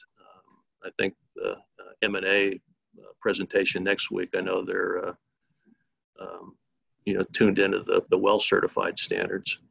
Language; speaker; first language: English; native; English